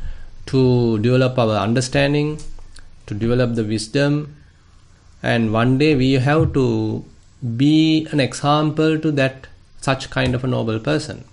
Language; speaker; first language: English; non-native, local second language; Sinhala